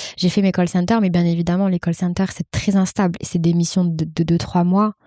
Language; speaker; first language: French; early bilingual, other home language; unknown